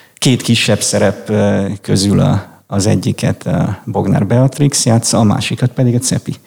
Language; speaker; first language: Hungarian; native; Hungarian